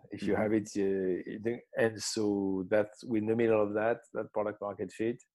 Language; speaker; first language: English; non-native, fluent; French